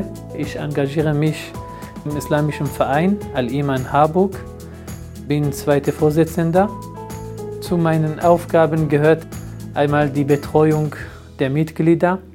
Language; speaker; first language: German; non-native, fluent; Persian